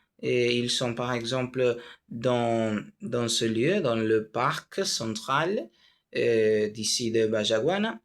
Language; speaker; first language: French; non-native, learner; Spanish